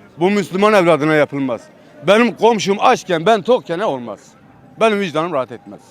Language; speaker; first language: Turkish; non-native, local second language; Kurdish